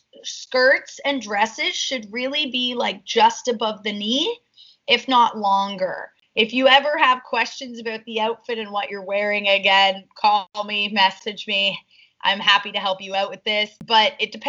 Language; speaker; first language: English; native; English